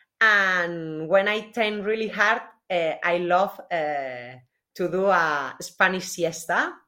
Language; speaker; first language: English; non-native, learner; Spanish